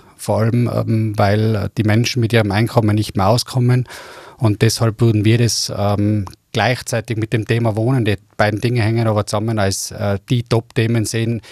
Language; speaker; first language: German; native; German